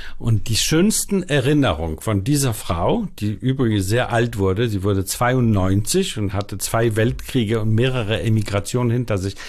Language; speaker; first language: German; early bilingual, heritage; Polish